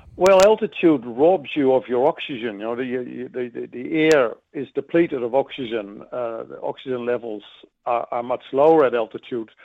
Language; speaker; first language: English; non-native, fluent; Dutch